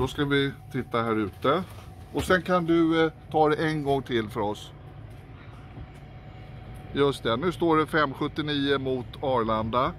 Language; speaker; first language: Swedish; native; Swedish